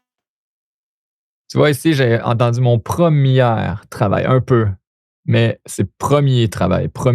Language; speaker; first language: French; native; French